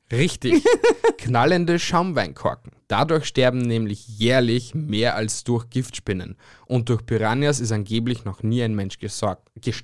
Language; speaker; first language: German; native; German